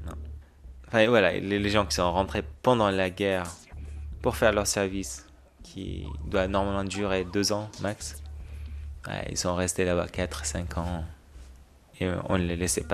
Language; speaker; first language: French; non-native, fluent; Arabic